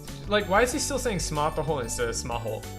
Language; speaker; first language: English; native; English